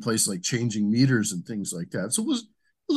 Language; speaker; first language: English; native; English